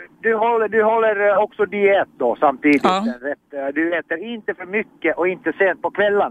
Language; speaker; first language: Swedish; non-native, fluent; Finnish